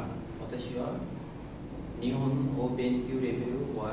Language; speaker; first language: Japanese; non-native, learner; Bangla